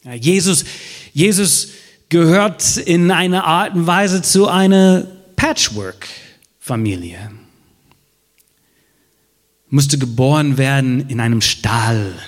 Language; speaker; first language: German; non-native, fluent; English